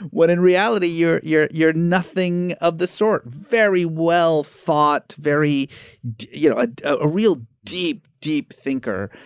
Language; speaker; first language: English; early bilingual, other home language; Persian